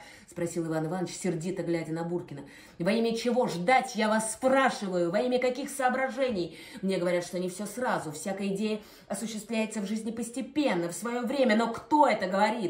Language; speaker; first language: Russian; native; Russian